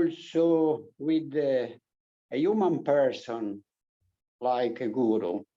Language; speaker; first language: English; non-native, learner; Italian